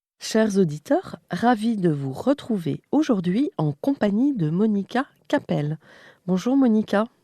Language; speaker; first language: French; native; French